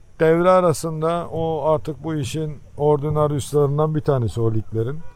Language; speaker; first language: Turkish; early bilingual, heritage; Turkish